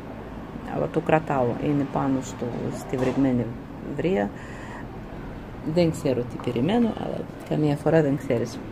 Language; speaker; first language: Greek; non-native, fluent; Russian